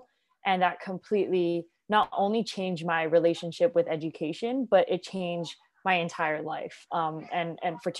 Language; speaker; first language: English; non-native, local second language; Cantonese